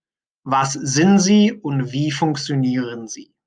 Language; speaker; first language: German; non-native, fluent; English